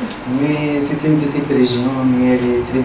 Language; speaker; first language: French; non-native, learner; Arabic